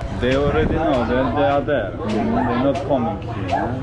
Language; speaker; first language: English; non-native, fluent; Polish